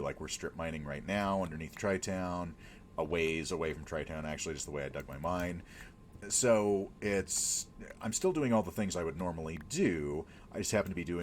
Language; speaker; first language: English; native; English